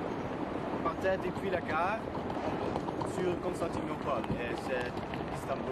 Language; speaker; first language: French; non-native, learner; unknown